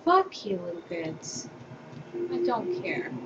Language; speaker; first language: English; native; English